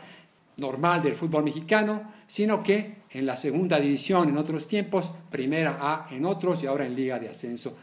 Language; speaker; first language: Spanish; native; Spanish